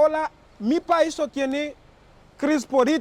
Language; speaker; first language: Spanish; non-native, learner; Haitian Creole